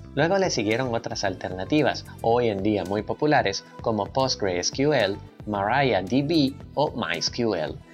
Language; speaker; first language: Spanish; native; Spanish